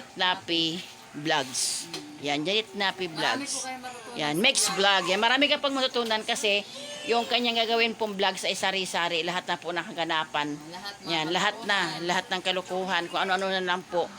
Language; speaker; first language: Filipino; non-native, local second language; Masbatenyo